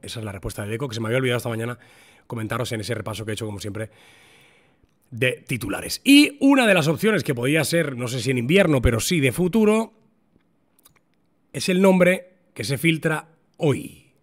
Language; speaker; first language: Spanish; native; Spanish